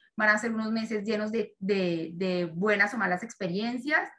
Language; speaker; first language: Spanish; native; Spanish